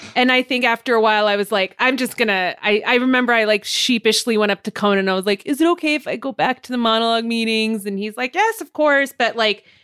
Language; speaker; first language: English; native; English